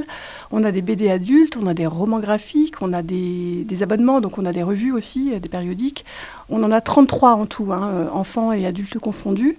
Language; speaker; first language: French; native; French